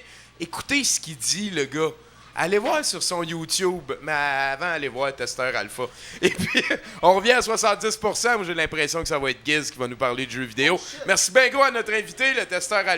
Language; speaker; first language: French; native; French